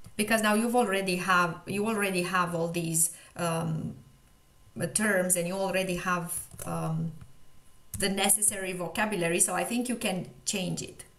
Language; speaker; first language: English; non-native, fluent; Romanian